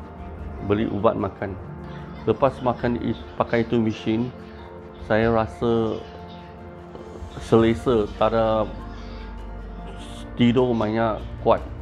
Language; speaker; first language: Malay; non-native, local second language; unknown